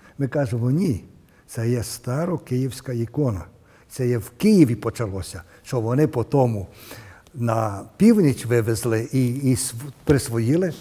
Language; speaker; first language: Ukrainian; early bilingual, heritage; Ukrainian